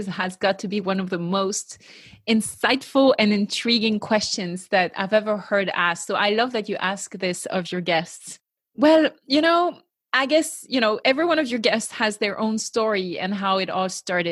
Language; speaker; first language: English; non-native, fluent; French